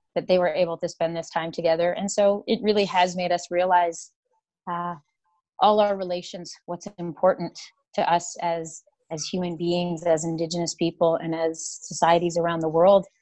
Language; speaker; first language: English; native; English